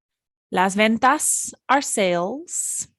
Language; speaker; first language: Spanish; non-native, fluent; English